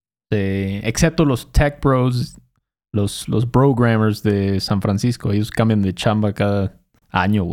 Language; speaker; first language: Spanish; native; Spanish